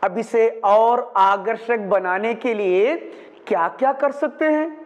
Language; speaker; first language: Hindi; non-native, local second language; Malayalam